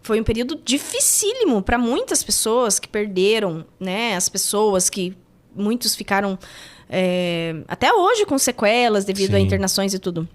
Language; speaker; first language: Portuguese; native; Portuguese